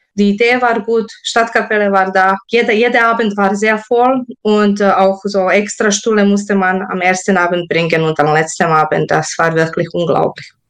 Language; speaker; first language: German; non-native, fluent; Serbian